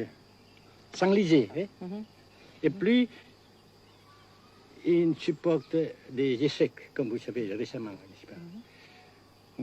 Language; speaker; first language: French; non-native, fluent; Vietnamese